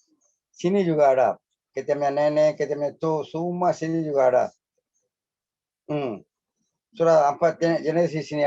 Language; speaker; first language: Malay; non-native, local second language; Tamil